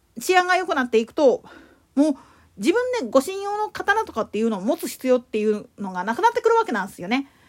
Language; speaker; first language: Japanese; native; Japanese